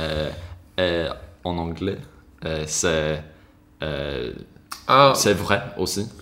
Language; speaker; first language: French; non-native, learner; Swedish